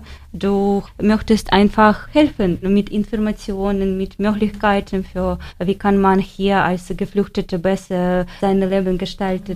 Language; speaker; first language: German; non-native, learner; Ukrainian